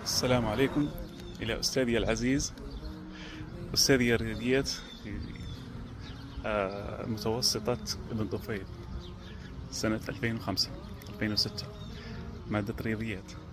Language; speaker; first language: Arabic; native; Arabic